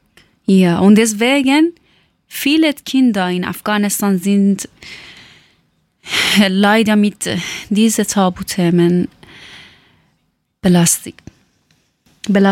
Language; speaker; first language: German; non-native, learner; Persian